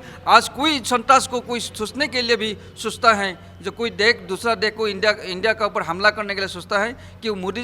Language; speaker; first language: Hindi; non-native, local second language; Assamese